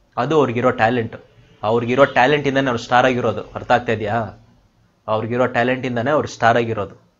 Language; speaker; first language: Kannada; non-native, local second language; Telugu